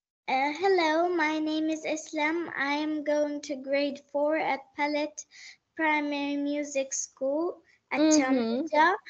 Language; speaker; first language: English; non-native, learner; Turkish